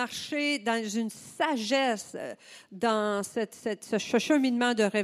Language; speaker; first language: French; native; French